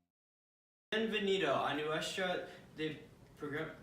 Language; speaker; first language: Spanish; non-native, learner; English